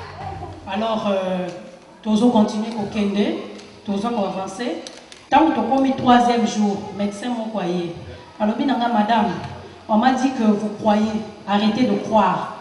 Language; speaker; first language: French; non-native, local second language; Lingala